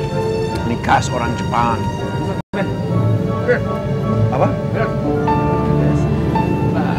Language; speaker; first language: Indonesian; non-native, fluent; English